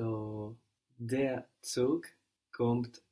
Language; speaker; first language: German; non-native, learner; English